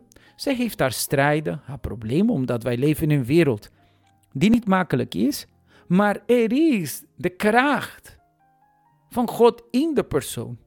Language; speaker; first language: Dutch; non-native, fluent; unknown